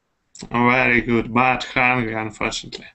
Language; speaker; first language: English; non-native, fluent; Russian